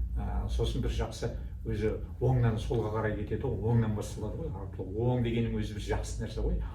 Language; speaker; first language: Kazakh; native; Kazakh